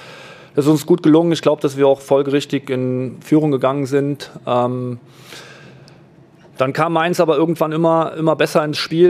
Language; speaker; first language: German; native; German